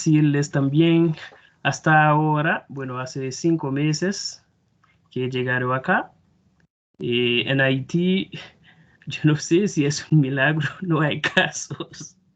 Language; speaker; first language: Spanish; non-native, fluent; Haitian Creole